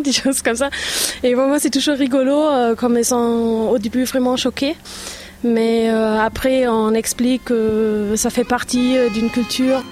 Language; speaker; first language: French; non-native, fluent; German